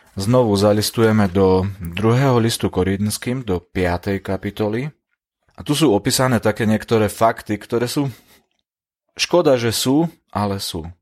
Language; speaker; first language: Slovak; native; Slovak